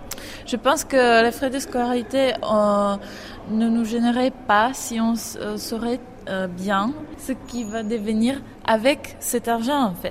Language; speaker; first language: French; non-native, fluent; Czech